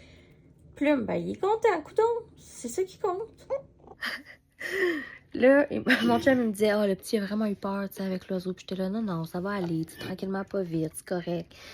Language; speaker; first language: French; native; French